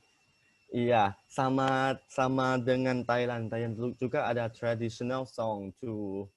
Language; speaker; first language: Indonesian; non-native, fluent; Thai